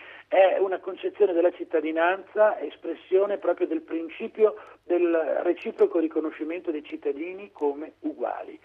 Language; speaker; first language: Italian; native; Italian